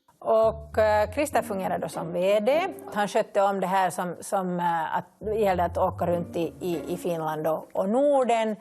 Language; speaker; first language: Swedish; native; Swedish